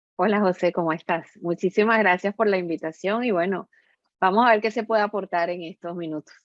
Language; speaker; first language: Spanish; native; Spanish